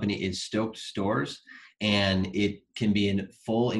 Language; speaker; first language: English; native; English